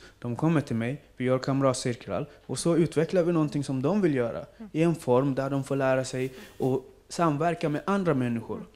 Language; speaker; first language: Swedish; non-native, fluent; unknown